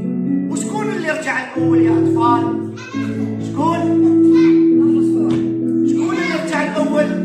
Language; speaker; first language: Arabic; native; Arabic